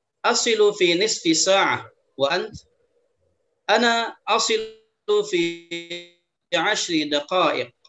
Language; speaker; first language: Arabic; non-native, fluent; Indonesian